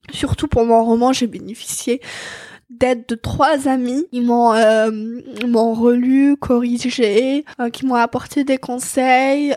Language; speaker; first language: French; non-native, local second language; Arabic